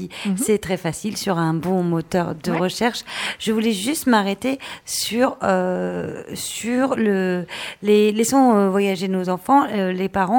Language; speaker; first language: French; native; French